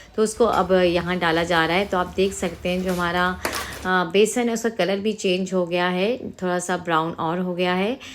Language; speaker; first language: Hindi; native; Hindi